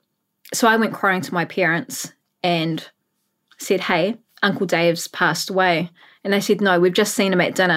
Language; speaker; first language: English; native; English